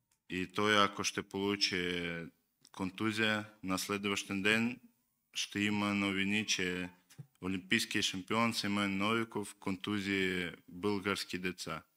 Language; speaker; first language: Bulgarian; non-native, learner; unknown